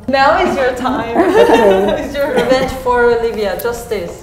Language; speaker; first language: English; non-native, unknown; Spanish